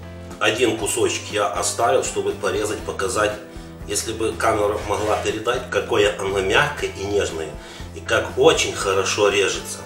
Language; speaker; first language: Russian; non-native, local second language; Ukrainian